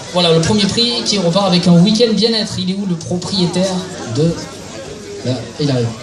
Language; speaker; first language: French; native; French